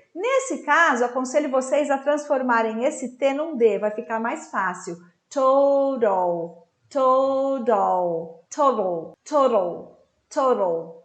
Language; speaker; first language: Portuguese; native; Portuguese